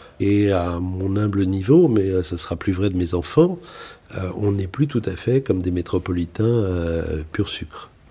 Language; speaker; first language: French; native; French